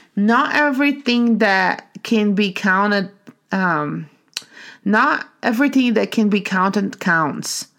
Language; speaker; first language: English; non-native, fluent; Portuguese